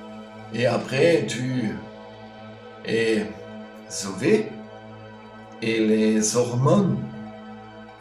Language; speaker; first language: French; non-native, fluent; German